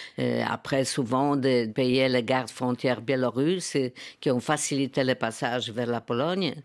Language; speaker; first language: French; non-native, fluent; Polish